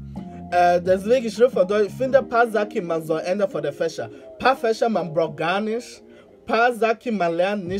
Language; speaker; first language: German; non-native, learner; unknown